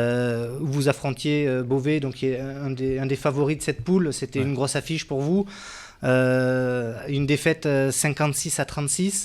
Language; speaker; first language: French; native; French